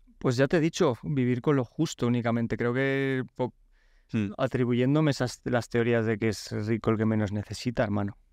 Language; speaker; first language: Spanish; early bilingual, other home language; Polish